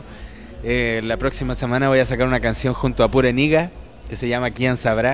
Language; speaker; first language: Spanish; native; Spanish